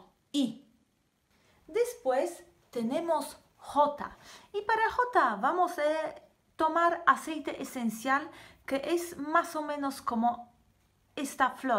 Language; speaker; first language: Spanish; non-native, fluent; Polish